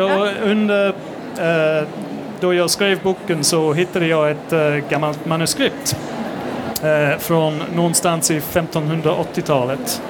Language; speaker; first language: Swedish; non-native, fluent; English